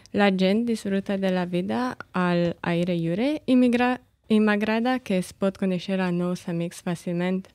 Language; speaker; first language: Catalan; non-native, learner; Romanian